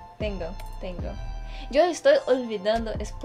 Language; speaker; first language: Spanish; non-native, fluent; Portuguese